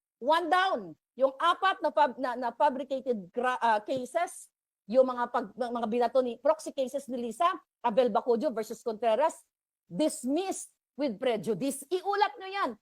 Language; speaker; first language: Filipino; native; Filipino